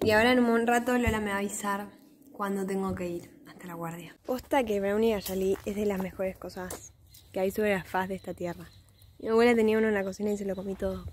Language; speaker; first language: Spanish; native; Spanish